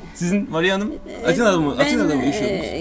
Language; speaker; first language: Turkish; native; Turkish